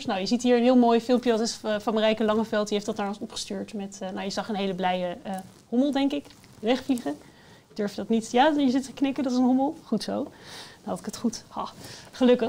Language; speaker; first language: Dutch; native; Dutch